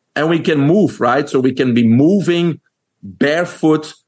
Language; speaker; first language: English; non-native, fluent; French